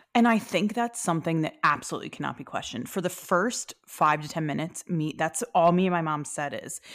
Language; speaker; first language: English; native; English